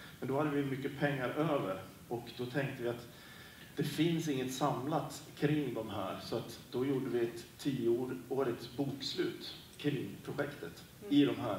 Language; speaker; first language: Swedish; native; Swedish